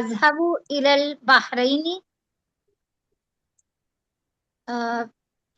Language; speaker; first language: Arabic; non-native, learner; Urdu